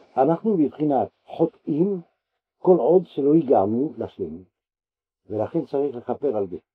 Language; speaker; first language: Hebrew; non-native, fluent; French